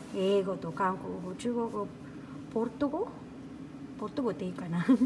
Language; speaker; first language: Japanese; non-native, learner; Filipino